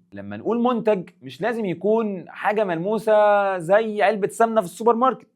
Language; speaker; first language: Arabic; native; Arabic